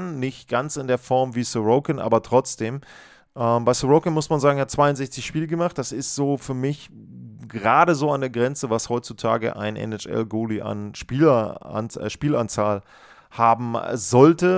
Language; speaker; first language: German; native; German